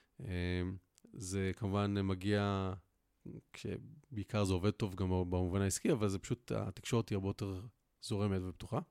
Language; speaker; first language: Hebrew; native; Hebrew